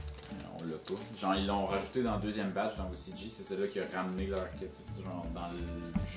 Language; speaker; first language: French; native; French